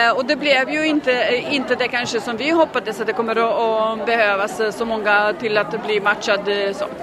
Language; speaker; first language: Swedish; non-native, fluent; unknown